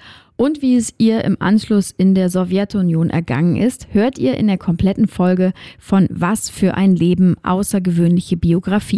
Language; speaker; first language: German; native; German